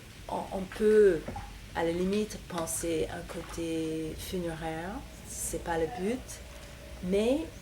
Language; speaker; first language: French; non-native, fluent; English